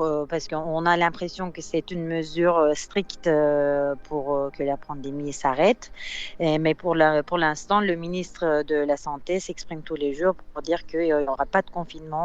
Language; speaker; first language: French; non-native, fluent; Turkish